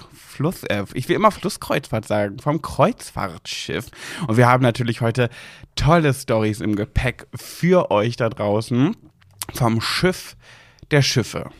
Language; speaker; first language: German; native; German